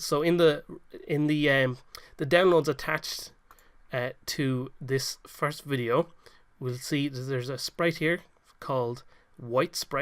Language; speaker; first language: English; native; English